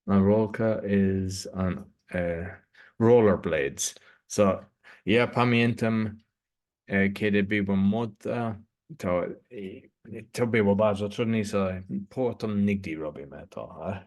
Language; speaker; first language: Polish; non-native, learner; English